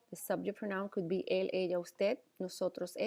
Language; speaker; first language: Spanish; native; Spanish